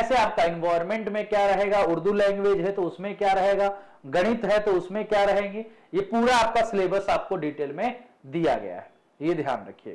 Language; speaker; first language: Hindi; native; Hindi